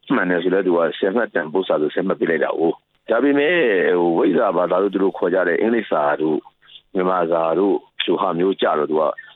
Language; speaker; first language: Burmese; native; Burmese